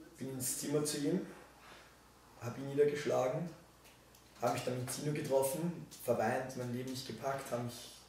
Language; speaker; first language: German; native; German